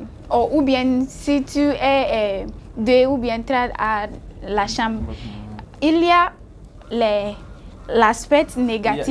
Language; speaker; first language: French; non-native, learner; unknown